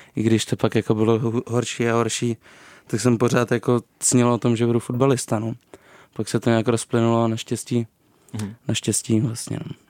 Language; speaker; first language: Czech; native; Czech